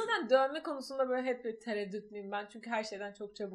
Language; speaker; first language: Turkish; native; Turkish